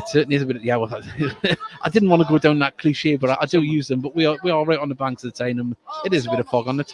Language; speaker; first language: English; native; English